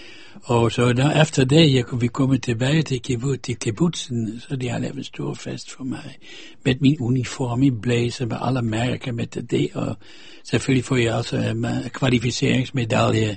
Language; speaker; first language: Danish; non-native, fluent; Dutch